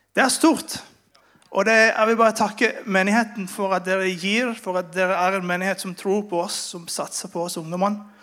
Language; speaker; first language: Norwegian; non-native, fluent; Spanish